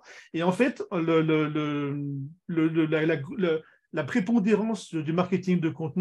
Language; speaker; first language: French; native; French